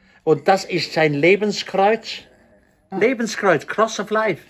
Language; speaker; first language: German; native; German